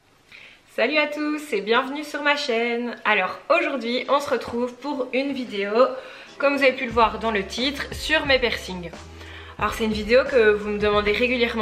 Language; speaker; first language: French; native; French